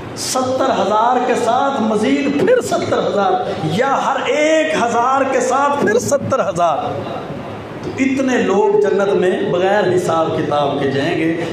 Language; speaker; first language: Urdu; non-native, local second language; Punjabi